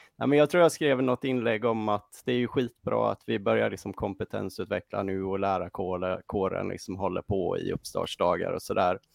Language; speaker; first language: Swedish; native; Swedish